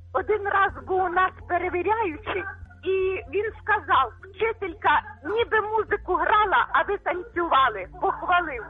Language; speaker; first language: Ukrainian; native; Ukrainian